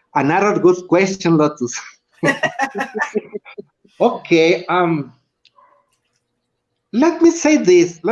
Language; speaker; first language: English; non-native, learner; Spanish